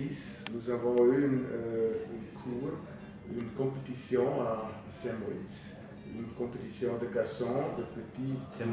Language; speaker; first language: French; non-native, fluent; German